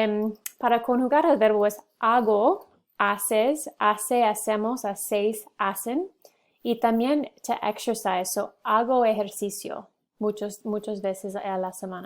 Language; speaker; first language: Spanish; non-native, fluent; English